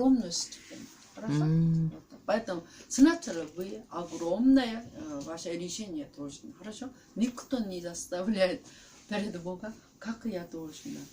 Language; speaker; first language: Russian; non-native, learner; Korean